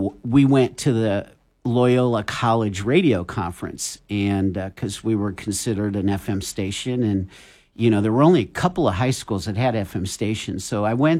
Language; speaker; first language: English; native; English